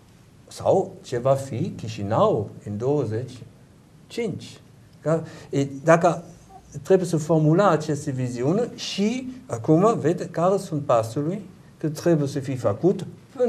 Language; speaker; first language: Romanian; non-native, learner; German